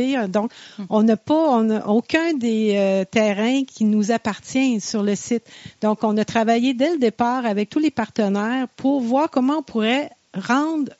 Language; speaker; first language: French; native; French